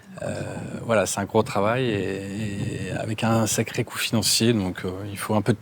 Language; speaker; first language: French; native; French